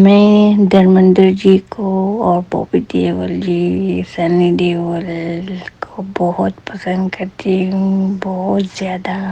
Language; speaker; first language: Hindi; non-native, fluent; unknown